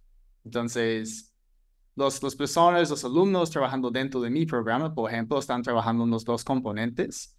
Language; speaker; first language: Spanish; non-native, fluent; English